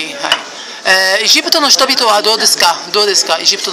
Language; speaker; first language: Japanese; non-native, learner; Arabic